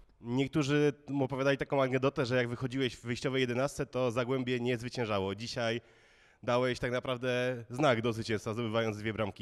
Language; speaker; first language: Polish; native; Polish